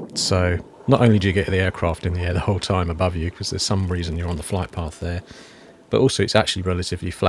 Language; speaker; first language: English; native; English